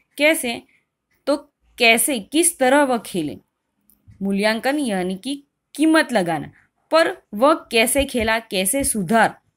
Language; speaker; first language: Hindi; non-native, local second language; Gujarati